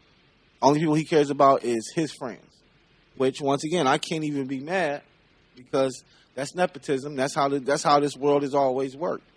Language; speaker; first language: English; native; English